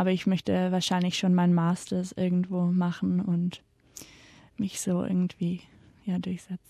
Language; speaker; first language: German; early bilingual, heritage; German